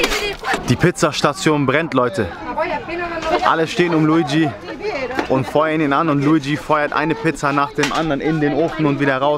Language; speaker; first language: German; native; German